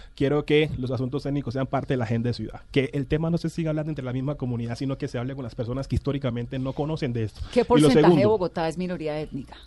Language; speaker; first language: Spanish; native; Spanish